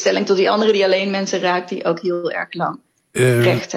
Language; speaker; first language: Dutch; native; Dutch